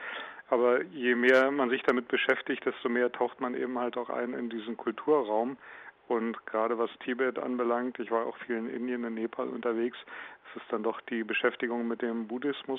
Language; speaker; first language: German; native; German